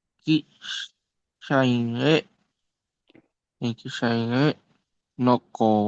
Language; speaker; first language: Japanese; non-native, learner; Indonesian